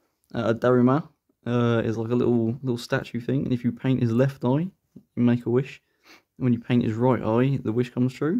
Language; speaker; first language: English; native; English